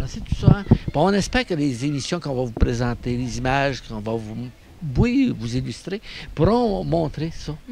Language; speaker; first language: French; native; French